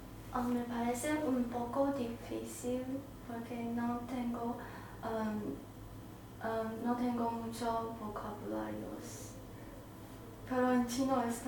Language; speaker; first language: Spanish; non-native, learner; Chinese